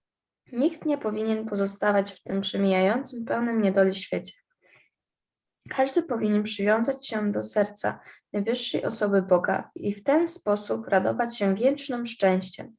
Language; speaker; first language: Polish; native; Polish